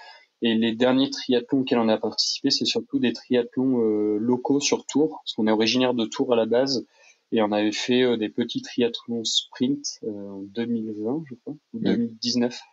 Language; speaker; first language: French; native; French